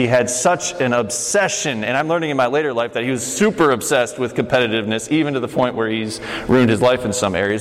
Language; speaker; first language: English; native; English